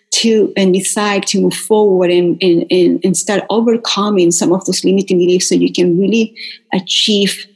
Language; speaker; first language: English; non-native, fluent; Spanish